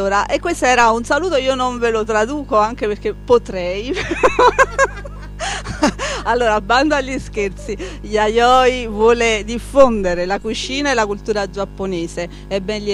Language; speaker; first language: Italian; native; Italian